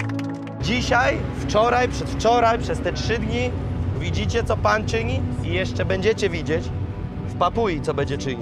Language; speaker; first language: Polish; native; Polish